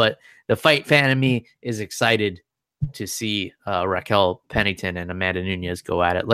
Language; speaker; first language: English; native; English